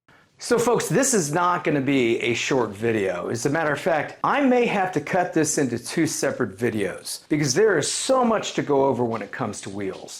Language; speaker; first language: English; native; English